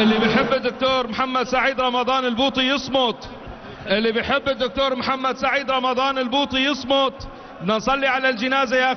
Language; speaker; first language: Arabic; native; Arabic